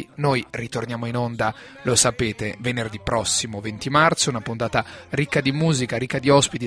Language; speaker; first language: Italian; native; Italian